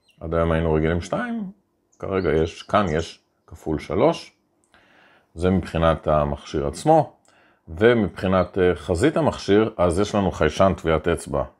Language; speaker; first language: Hebrew; native; Hebrew